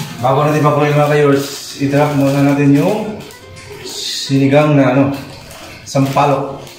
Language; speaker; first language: Filipino; non-native, local second language; Cebuano